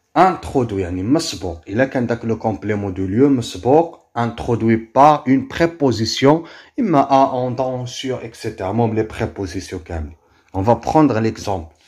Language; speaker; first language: French; non-native, local second language; Arabic